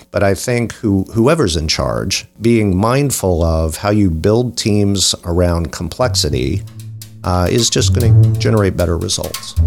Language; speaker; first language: English; native; English